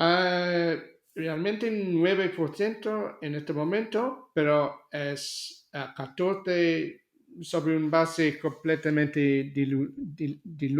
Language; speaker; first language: Spanish; non-native, fluent; English